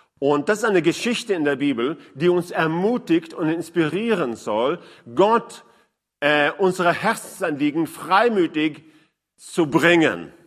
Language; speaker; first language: German; non-native, fluent; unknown